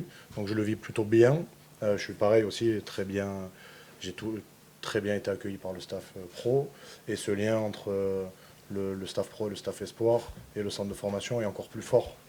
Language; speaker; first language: French; native; French